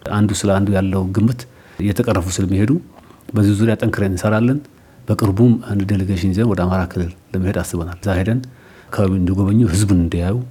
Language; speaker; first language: Amharic; non-native, local second language; Somali